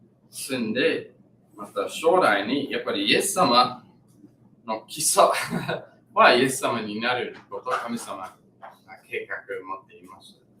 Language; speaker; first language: Japanese; non-native, learner; English